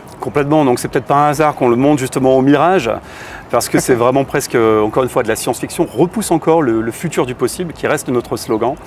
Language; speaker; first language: French; native; French